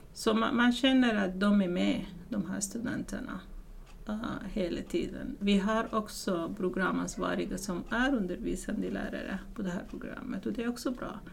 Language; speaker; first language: Swedish; non-native, fluent; Arabic